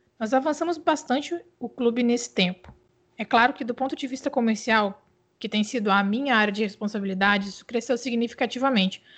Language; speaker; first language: Portuguese; native; Portuguese